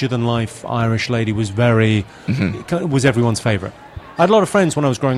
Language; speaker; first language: English; native; English